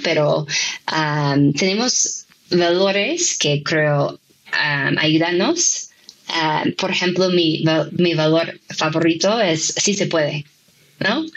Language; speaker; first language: Spanish; non-native, fluent; English